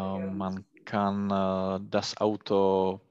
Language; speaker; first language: German; non-native, learner; Czech